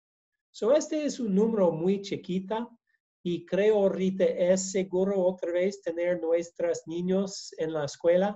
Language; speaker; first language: Spanish; non-native, learner; English